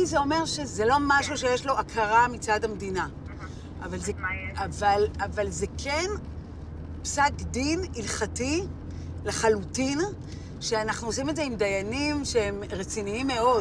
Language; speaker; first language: Hebrew; native; Hebrew